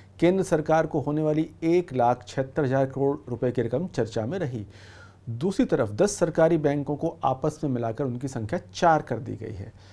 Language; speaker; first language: Hindi; native; Hindi